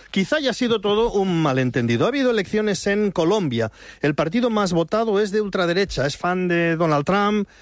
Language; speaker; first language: Spanish; native; Spanish